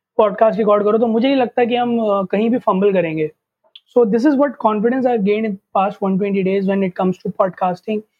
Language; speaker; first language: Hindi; native; Hindi